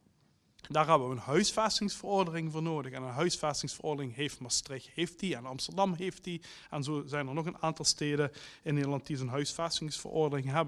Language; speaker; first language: Dutch; native; Dutch